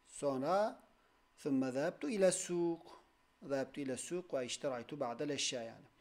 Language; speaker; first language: Arabic; non-native, fluent; Turkish